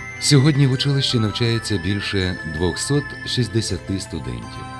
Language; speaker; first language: Ukrainian; native; Ukrainian